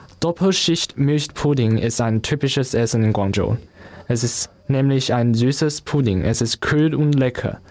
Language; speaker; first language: German; non-native, learner; Chinese